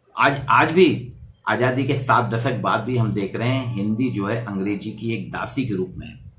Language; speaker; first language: Hindi; native; Hindi